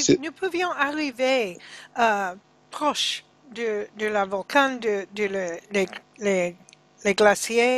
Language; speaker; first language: French; non-native, learner; English